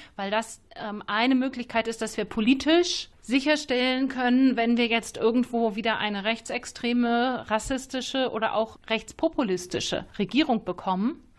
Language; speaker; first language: German; native; German